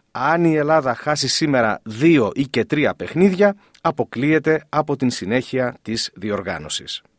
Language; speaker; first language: Greek; native; Greek